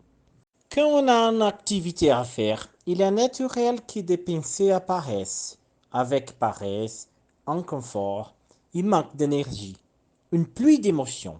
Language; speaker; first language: French; non-native, learner; Portuguese